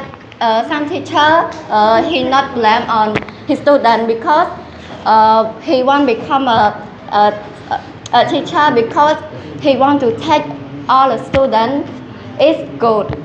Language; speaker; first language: English; non-native, learner; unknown